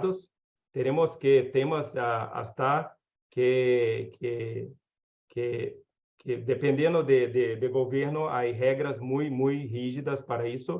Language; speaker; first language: Spanish; non-native, learner; Portuguese